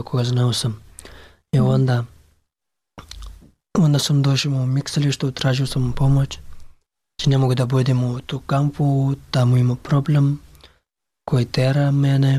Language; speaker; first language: Serbian; non-native, learner; Pashto